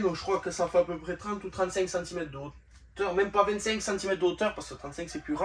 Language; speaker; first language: French; native; French